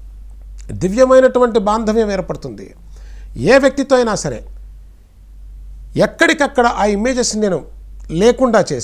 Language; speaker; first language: Telugu; native; Telugu